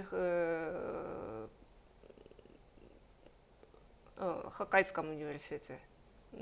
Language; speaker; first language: Russian; non-native, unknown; Japanese